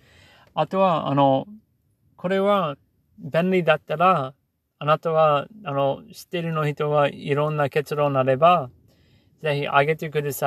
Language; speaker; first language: Japanese; non-native, learner; English